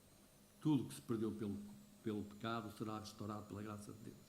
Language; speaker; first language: Portuguese; native; Portuguese